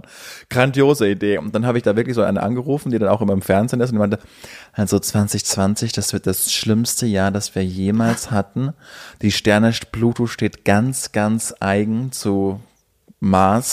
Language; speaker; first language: German; native; German